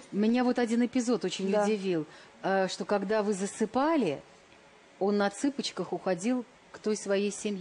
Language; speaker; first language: Russian; native; Russian